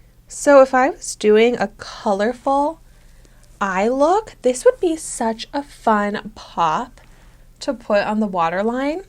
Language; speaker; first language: English; native; English